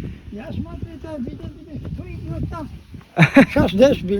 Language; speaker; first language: Russian; non-native, learner; Georgian